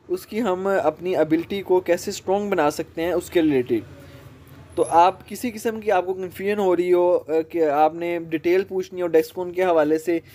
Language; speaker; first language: Urdu; non-native, local second language; Punjabi